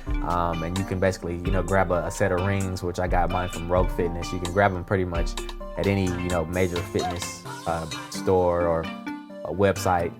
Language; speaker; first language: English; native; English